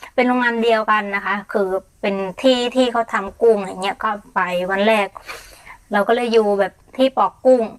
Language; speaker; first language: Thai; non-native, fluent; Mon